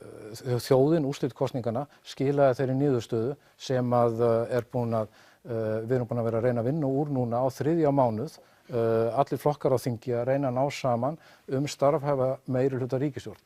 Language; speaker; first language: Icelandic; native; Icelandic